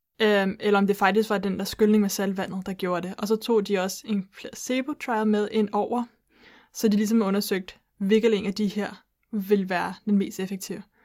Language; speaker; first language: Danish; native; Danish